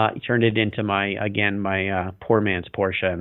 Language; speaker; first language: English; native; English